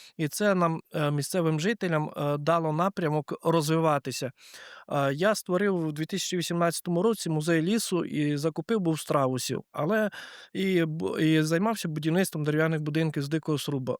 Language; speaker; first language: Ukrainian; native; Ukrainian